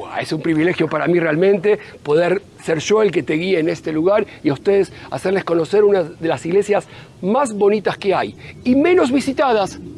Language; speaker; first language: Spanish; native; Spanish